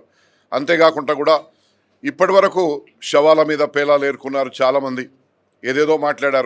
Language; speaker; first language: Telugu; native; Telugu